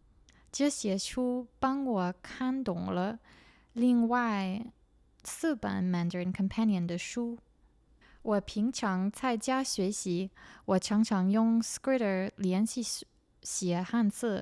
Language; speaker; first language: Chinese; non-native, learner; English